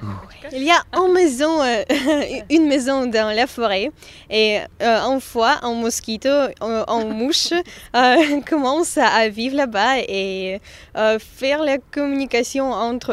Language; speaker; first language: French; non-native, fluent; Russian